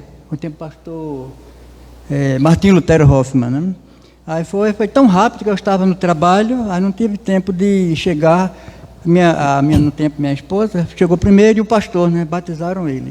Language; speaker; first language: Portuguese; native; Portuguese